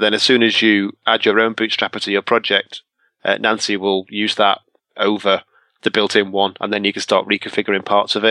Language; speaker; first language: English; native; English